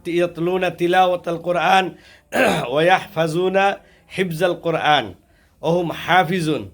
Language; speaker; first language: Arabic; non-native, learner; Bangla